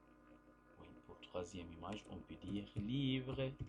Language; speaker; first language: French; non-native, fluent; Turkish